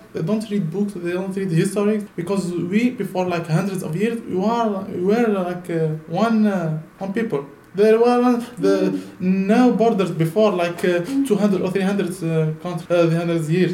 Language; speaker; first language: English; non-native, learner; Arabic